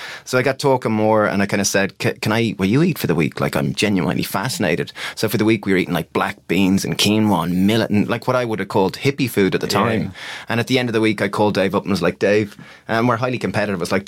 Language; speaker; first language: English; native; English